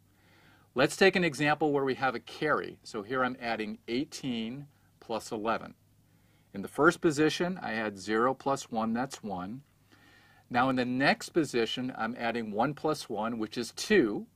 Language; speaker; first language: English; native; English